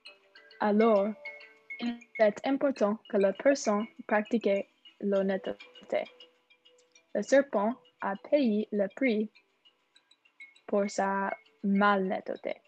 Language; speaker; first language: French; non-native, learner; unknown